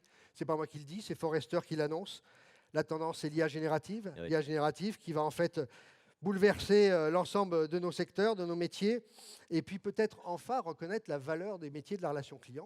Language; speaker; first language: French; native; French